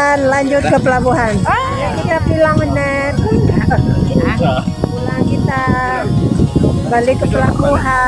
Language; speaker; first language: Indonesian; native; Indonesian